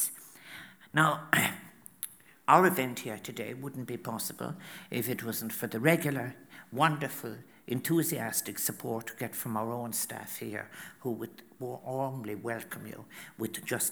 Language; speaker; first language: English; native; English